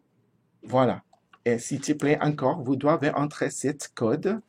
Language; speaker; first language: French; non-native, fluent; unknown